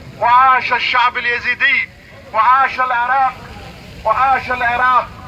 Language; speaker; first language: Arabic; non-native, local second language; Kurdish